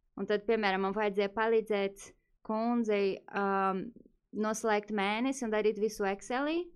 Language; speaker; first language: Latvian; non-native, fluent; Portuguese